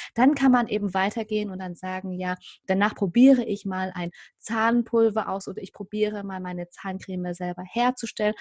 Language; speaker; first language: German; native; German